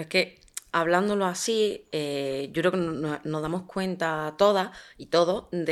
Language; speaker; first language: Spanish; native; Spanish